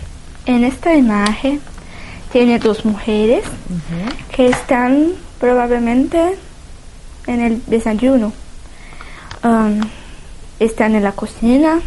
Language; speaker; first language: Spanish; non-native, learner; Portuguese